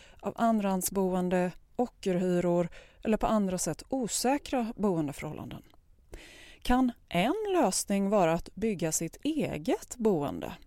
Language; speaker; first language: Swedish; native; Swedish